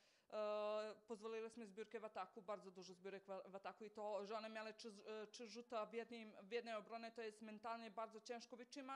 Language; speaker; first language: Polish; non-native, fluent; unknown